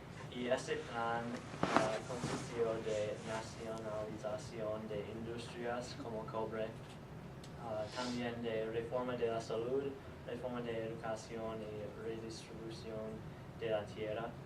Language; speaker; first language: Spanish; non-native, learner; English